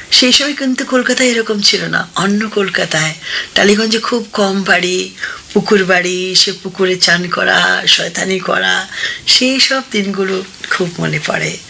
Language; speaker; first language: Bangla; early bilingual, other home language; Hindi